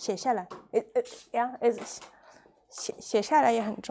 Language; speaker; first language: Chinese; non-native, fluent; English